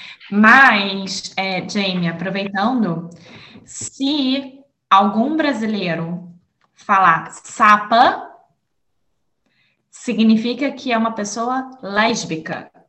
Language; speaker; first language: Portuguese; native; Portuguese